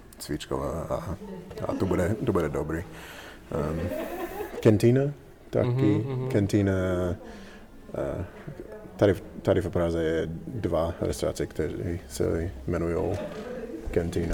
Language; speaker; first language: Czech; non-native, learner; English